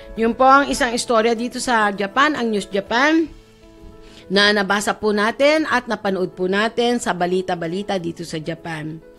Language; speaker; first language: Filipino; native; Filipino